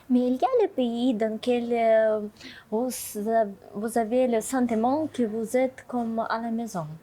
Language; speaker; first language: French; non-native, learner; Russian